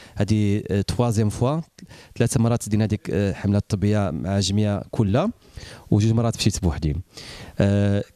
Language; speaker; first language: Arabic; early bilingual, heritage; Arabic